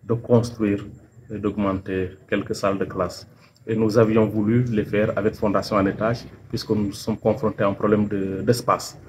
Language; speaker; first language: French; non-native, local second language; Serer